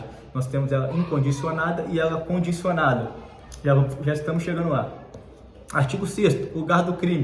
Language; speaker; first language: Portuguese; native; Portuguese